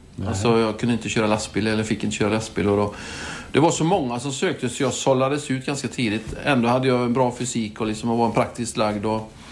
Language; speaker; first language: Swedish; native; Swedish